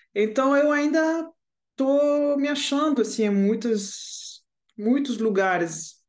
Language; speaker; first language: Portuguese; non-native, fluent; French